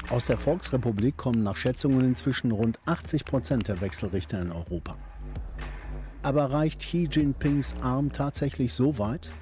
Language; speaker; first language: German; native; German